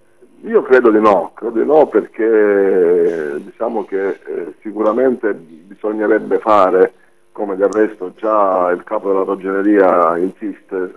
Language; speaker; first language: Italian; native; Italian